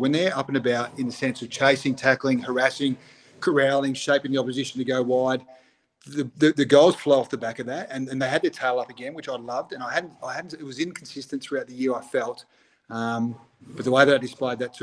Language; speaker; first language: English; native; English